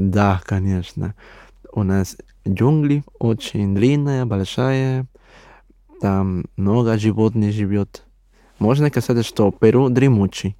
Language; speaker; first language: Russian; non-native, learner; Spanish